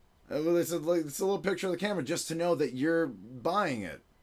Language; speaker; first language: English; early bilingual, other home language; Spanish